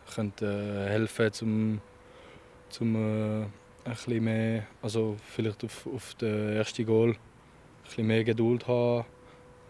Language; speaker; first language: German; non-native, local second language; French